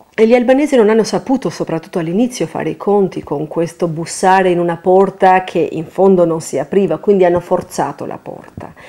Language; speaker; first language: Italian; non-native, fluent; Albanian